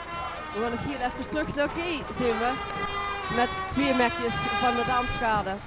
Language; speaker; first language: Dutch; native; Dutch